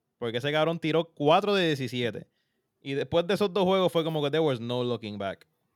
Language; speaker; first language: Spanish; native; Spanish